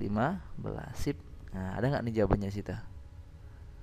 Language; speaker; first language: Indonesian; native; Indonesian